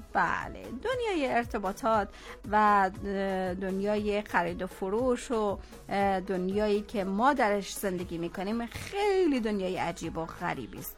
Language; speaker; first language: Persian; native; Persian